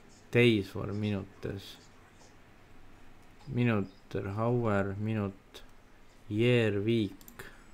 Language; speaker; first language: English; non-native, learner; Estonian